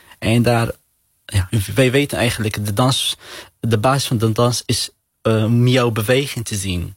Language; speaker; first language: Dutch; non-native, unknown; Arabic